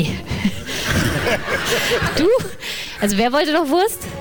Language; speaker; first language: German; native; German